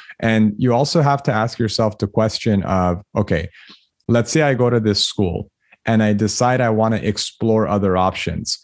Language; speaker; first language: English; early bilingual, other home language; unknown